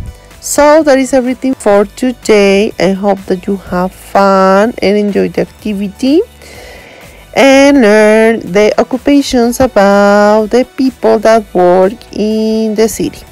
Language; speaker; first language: English; non-native, learner; Spanish